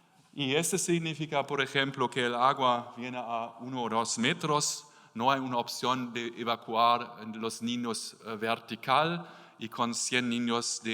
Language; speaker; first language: Spanish; non-native, learner; German